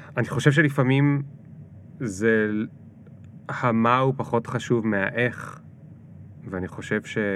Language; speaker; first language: Hebrew; native; Hebrew